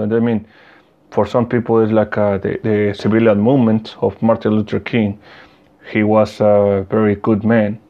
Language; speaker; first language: English; non-native, learner; Spanish